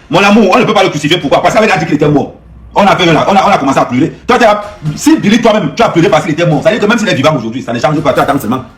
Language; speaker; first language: French; non-native, local second language; Lingala